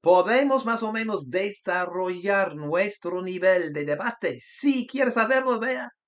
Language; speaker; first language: Spanish; non-native, learner; English